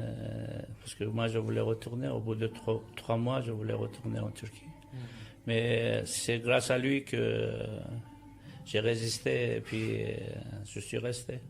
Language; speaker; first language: French; non-native, fluent; Turkish